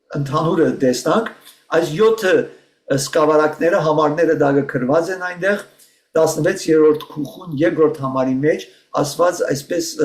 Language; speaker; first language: Armenian; early bilingual, heritage; Armenian